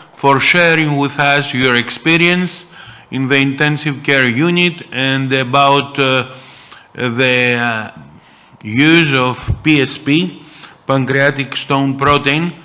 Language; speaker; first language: English; non-native, fluent; Greek